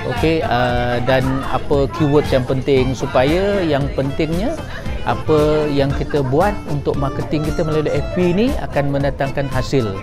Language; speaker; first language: Malay; native; Malay